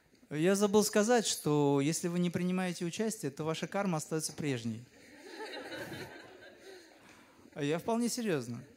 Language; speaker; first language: Russian; native; Russian